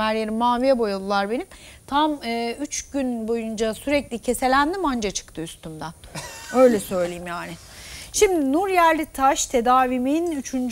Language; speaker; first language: Turkish; native; Turkish